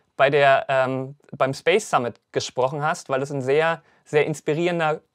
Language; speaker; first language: German; native; German